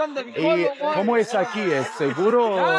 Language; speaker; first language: Spanish; non-native, learner; English